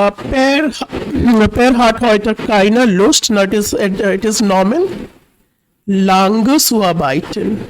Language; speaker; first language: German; non-native, fluent; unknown